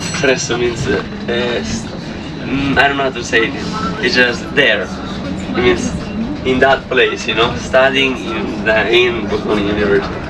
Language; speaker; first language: English; non-native, fluent; Italian